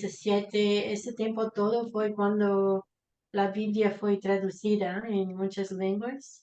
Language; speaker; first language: Spanish; non-native, fluent; Portuguese